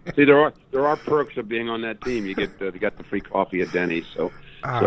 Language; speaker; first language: English; native; English